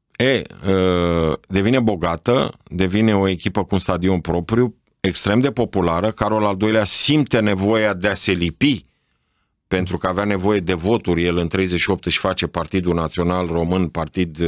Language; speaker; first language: Romanian; native; Romanian